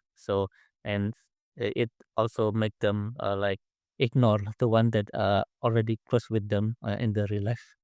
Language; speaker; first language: English; non-native, learner; Indonesian